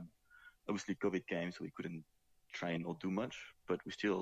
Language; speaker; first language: English; non-native, fluent; French